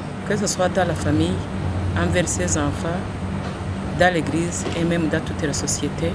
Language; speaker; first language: French; non-native, local second language; Kinyarwanda